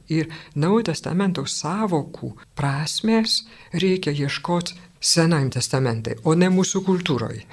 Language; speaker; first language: Lithuanian; non-native, fluent; French